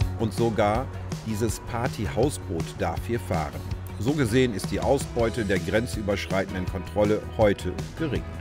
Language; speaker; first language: German; native; German